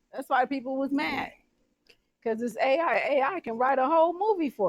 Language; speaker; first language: English; native; English